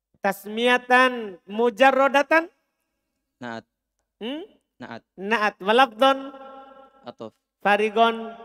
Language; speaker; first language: Arabic; non-native, fluent; Indonesian